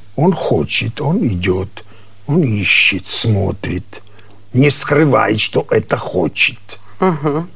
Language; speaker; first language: Russian; non-native, local second language; Armenian